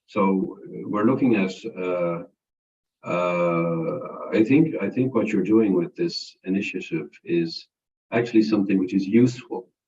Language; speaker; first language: English; non-native, fluent; Irish